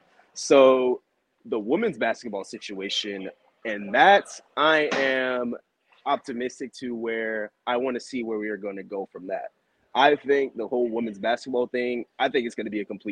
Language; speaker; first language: English; native; English